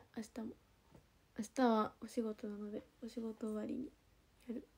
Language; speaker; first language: Japanese; native; Japanese